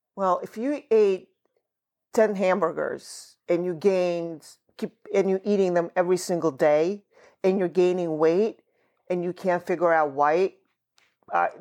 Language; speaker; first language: English; early bilingual, other home language; Russian